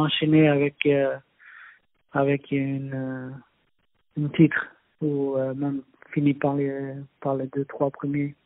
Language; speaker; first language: French; non-native, fluent; Swedish